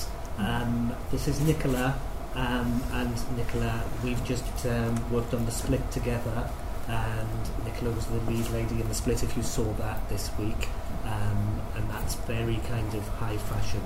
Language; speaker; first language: English; native; English